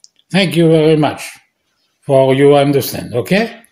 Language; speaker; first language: English; non-native, learner; French